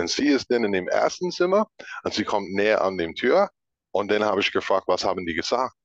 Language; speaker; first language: German; non-native, fluent; English